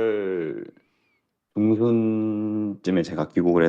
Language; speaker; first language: Korean; native; Korean